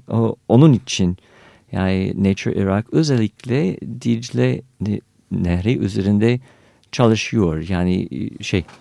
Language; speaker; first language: Turkish; non-native, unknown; English